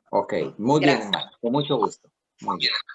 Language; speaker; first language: Spanish; native; Spanish